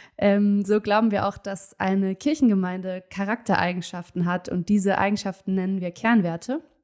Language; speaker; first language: German; native; German